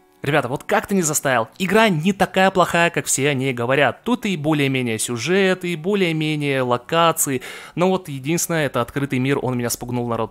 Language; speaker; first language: Russian; native; Russian